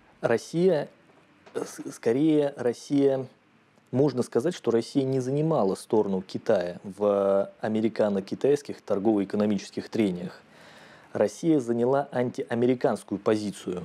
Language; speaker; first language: Russian; native; Russian